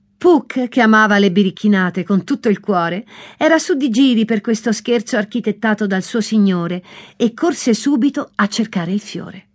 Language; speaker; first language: Italian; native; Italian